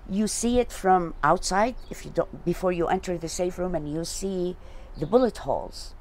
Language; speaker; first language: English; non-native, fluent; Arabic